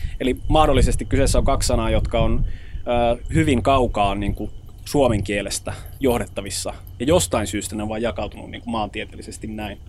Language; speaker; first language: Finnish; early bilingual, other home language; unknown